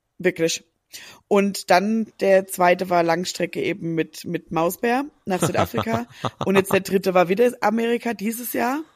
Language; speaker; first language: German; native; German